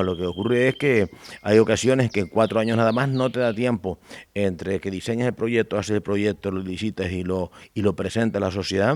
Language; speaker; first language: Spanish; native; Spanish